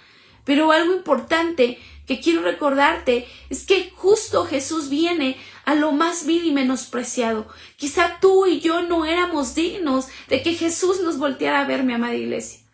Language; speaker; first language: Spanish; native; Spanish